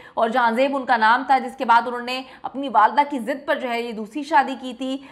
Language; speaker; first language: Urdu; native; Urdu